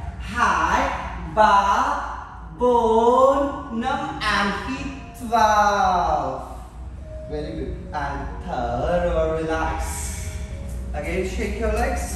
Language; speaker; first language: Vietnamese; non-native, learner; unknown